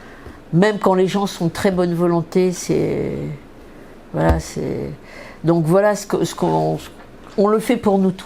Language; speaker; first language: French; native; French